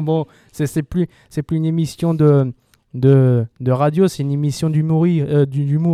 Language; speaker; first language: French; native; French